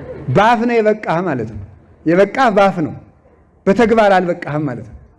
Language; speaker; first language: Amharic; native; Amharic